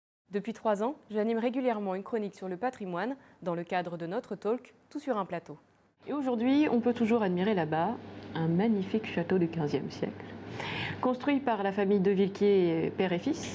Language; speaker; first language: French; native; French